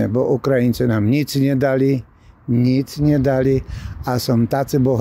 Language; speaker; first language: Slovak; non-native, local second language; Polish